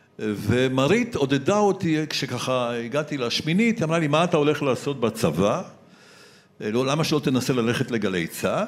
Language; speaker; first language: Hebrew; early bilingual, other home language; Polish